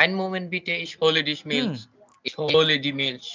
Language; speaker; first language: German; non-native, learner; Bangla